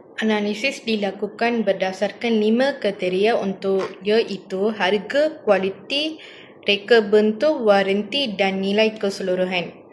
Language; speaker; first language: Malay; non-native, local second language; Tamil